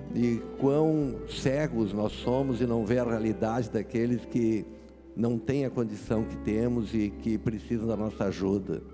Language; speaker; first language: Portuguese; native; Portuguese